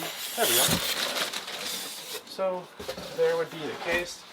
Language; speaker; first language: English; native; English